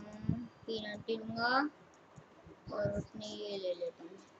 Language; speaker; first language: Hindi; native; Hindi